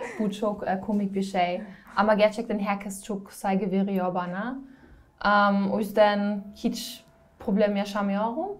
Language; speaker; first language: Turkish; non-native, learner; German